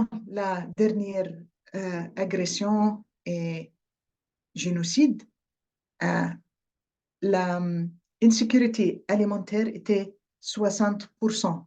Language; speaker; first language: French; non-native, fluent; Arabic